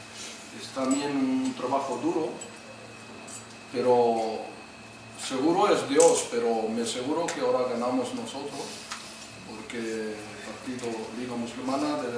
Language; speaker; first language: Spanish; non-native, learner; Urdu